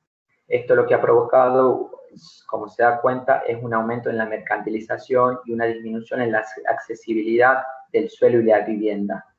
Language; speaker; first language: Spanish; native; Spanish